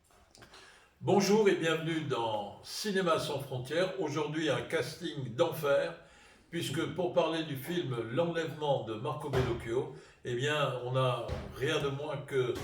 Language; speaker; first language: French; native; French